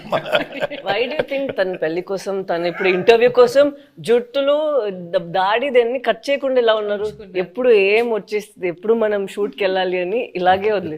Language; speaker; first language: Telugu; non-native, fluent; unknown